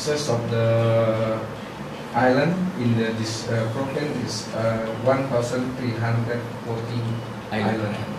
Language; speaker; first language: English; non-native, learner; Indonesian